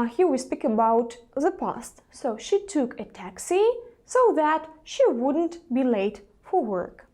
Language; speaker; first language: English; non-native, fluent; Russian